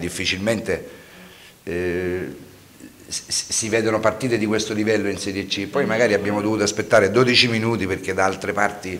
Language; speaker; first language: Italian; native; Italian